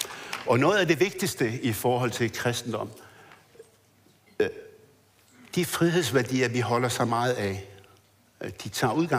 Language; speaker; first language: Danish; early bilingual, other home language; Arabic